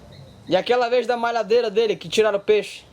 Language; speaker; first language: Portuguese; native; Portuguese